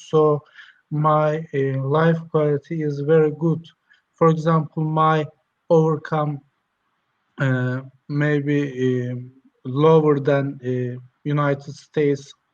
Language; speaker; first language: English; non-native, learner; Turkish